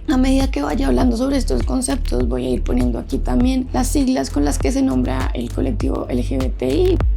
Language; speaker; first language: Spanish; native; Spanish